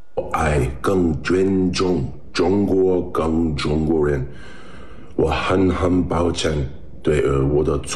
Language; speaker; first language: Chinese; non-native, learner; English